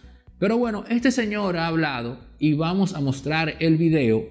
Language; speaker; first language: Spanish; native; Spanish